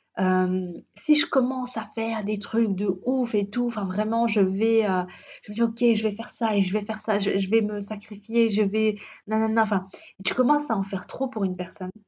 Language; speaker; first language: French; early bilingual, other home language; Arabic